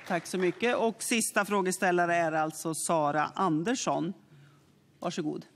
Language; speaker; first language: Swedish; native; Swedish